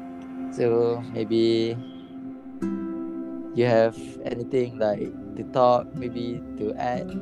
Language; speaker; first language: English; non-native, local second language; Malay